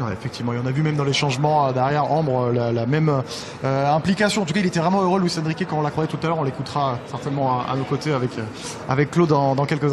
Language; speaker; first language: French; native; French